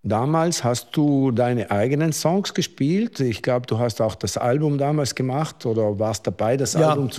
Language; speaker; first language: German; native; German